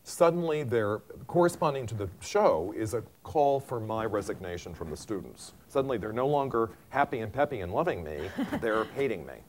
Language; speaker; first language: English; native; English